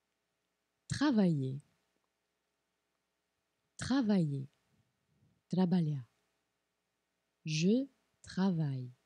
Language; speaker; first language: French; non-native, fluent; Portuguese